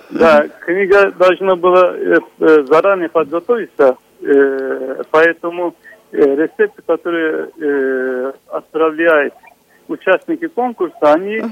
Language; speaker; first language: Russian; non-native, fluent; Turkish